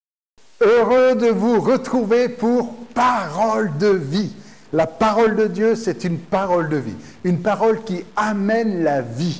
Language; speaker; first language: French; native; French